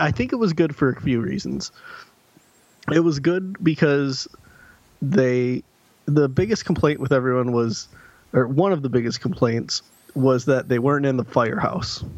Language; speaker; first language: English; native; English